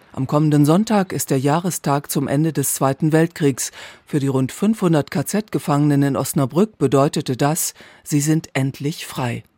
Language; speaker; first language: German; native; German